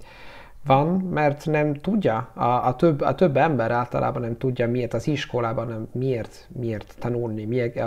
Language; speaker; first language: Hungarian; non-native, learner; Italian